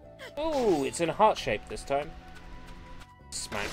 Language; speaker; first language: English; native; English